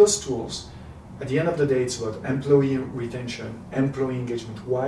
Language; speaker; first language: English; non-native, fluent; French